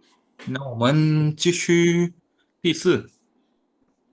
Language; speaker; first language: Chinese; non-native, fluent; Indonesian